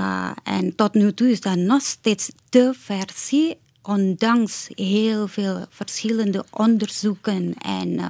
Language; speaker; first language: Dutch; non-native, fluent; Indonesian